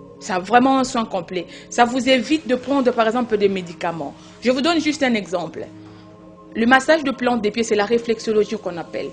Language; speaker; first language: French; non-native, local second language; Lingala